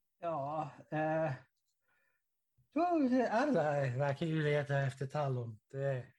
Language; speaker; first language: Swedish; non-native, fluent; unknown